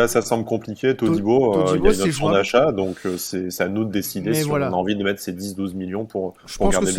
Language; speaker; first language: French; native; French